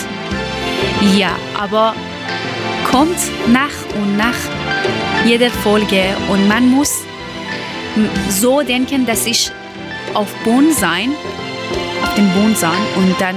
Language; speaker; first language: German; non-native, learner; Persian